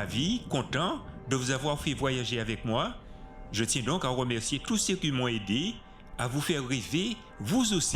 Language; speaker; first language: French; native; French